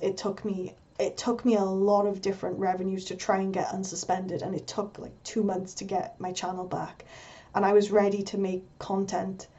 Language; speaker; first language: English; native; English